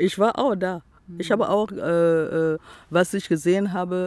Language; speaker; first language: German; non-native, fluent; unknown